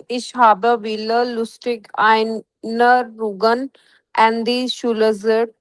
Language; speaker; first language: German; non-native, learner; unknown